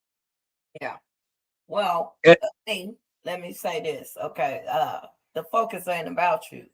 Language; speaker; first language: English; native; English